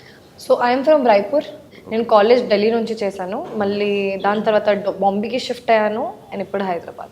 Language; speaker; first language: Telugu; non-native, learner; Hindi